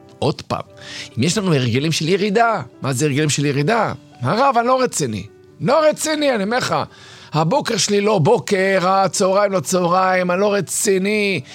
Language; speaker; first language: Hebrew; native; Hebrew